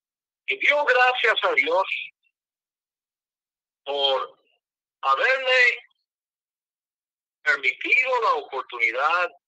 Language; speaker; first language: Spanish; non-native, fluent; English